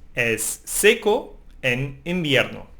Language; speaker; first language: Spanish; non-native, fluent; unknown